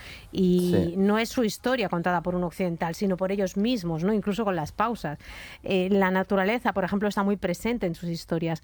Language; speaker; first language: Spanish; native; Spanish